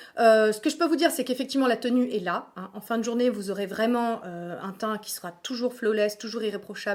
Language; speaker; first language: French; native; French